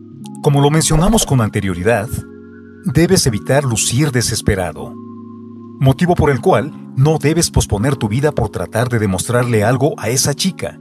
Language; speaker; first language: Spanish; native; Spanish